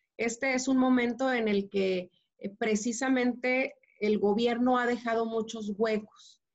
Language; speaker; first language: Spanish; native; Spanish